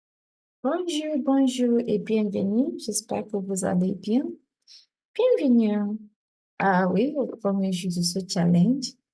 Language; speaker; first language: French; non-native, fluent; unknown